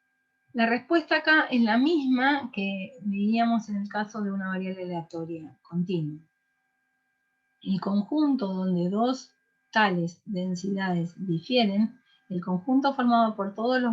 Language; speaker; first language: Spanish; native; Spanish